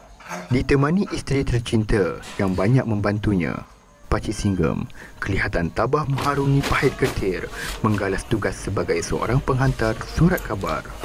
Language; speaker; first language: Malay; native; Malay